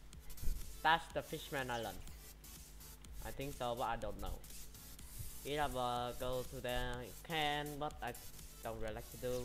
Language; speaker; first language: English; non-native, learner; Vietnamese